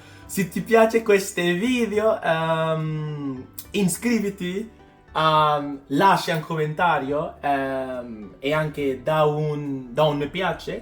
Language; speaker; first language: Italian; non-native, learner; English